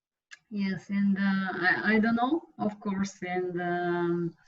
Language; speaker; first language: English; non-native, learner; Russian